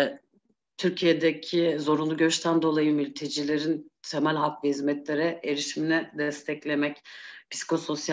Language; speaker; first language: Turkish; native; Turkish